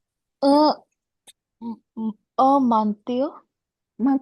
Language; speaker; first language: French; non-native, learner; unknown